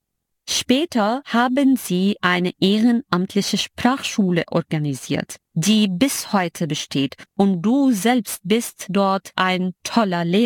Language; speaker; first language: German; non-native, fluent; Arabic